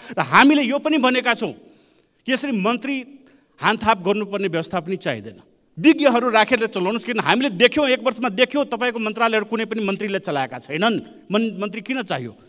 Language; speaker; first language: Nepali; native; Nepali